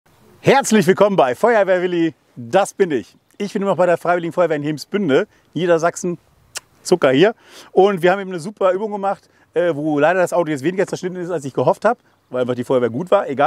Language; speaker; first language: German; native; German